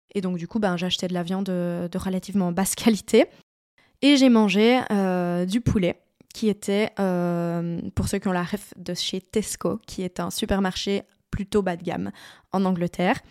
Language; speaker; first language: French; native; French